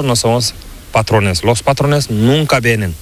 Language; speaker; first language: Spanish; non-native, learner; Fula